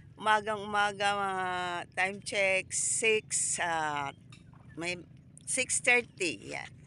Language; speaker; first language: Filipino; non-native, local second language; Waray